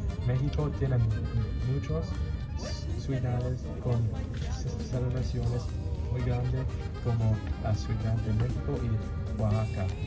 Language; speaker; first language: Spanish; non-native, fluent; English